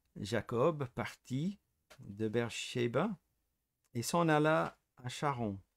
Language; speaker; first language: French; non-native, fluent; English